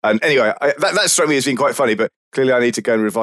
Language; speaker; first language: English; native; English